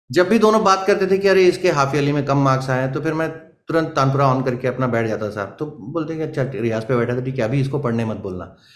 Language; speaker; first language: Hindi; native; Hindi